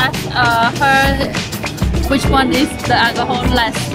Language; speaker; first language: English; non-native, learner; Khmer